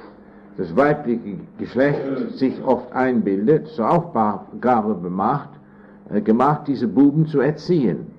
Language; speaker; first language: German; non-native, fluent; English